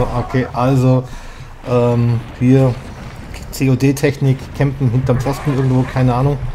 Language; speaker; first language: German; native; German